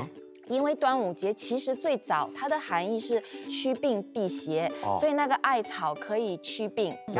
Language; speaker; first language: Chinese; native; Chinese